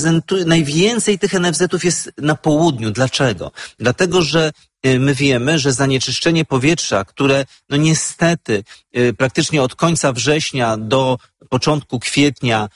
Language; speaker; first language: Polish; native; Polish